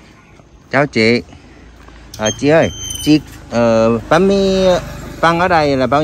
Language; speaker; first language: Vietnamese; non-native, learner; Korean